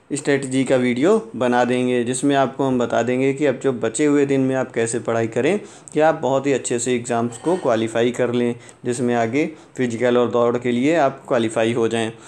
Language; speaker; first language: Hindi; native; Hindi